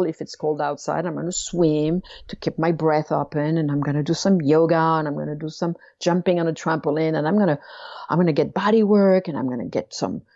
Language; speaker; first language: English; non-native, fluent; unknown